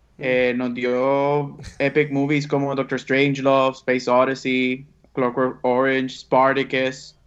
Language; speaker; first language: Spanish; native; Spanish